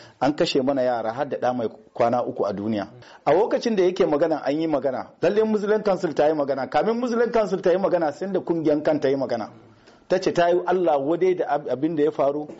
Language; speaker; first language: Hausa; non-native, local second language; Fula